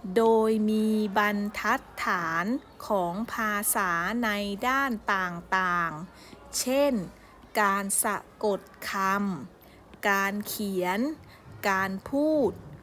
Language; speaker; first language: Thai; native; Thai